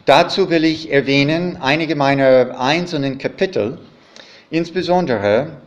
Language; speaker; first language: German; non-native, fluent; English